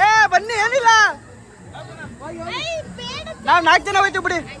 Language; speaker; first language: Kannada; native; Kannada